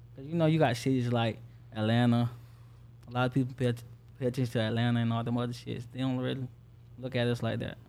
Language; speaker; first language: English; native; English